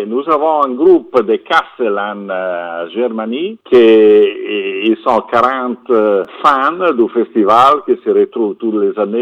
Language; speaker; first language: French; non-native, fluent; Italian